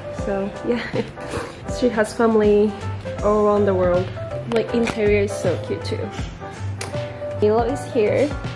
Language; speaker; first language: English; non-native, fluent; Japanese